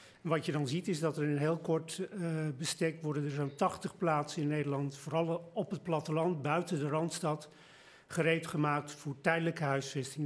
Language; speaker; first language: Dutch; early bilingual, other home language; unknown